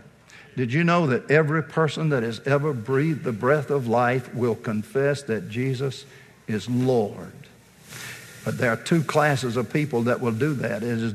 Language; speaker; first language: English; native; English